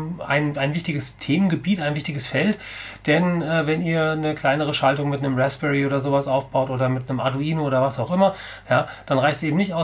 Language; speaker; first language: German; native; German